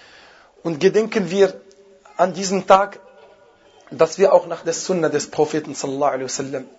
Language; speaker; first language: German; non-native, fluent; Arabic